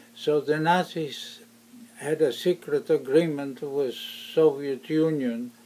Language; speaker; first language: English; non-native, fluent; Ukrainian